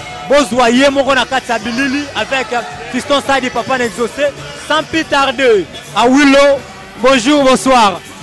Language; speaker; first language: French; non-native, local second language; Lingala